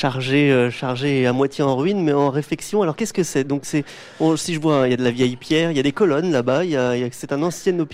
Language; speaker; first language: French; native; French